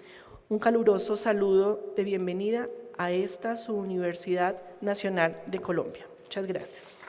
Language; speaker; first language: Spanish; native; Spanish